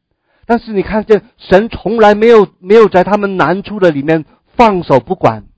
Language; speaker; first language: Chinese; native; Chinese